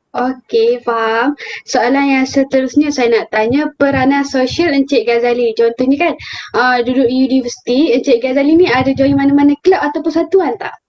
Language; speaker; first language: Malay; native; Malay